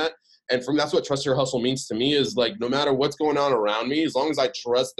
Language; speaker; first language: English; early bilingual, other home language; Arabic